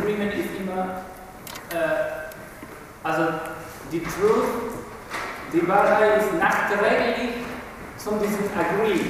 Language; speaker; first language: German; non-native, learner; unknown